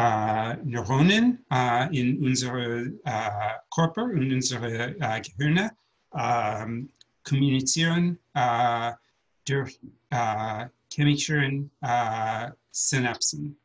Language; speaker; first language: German; non-native, learner; English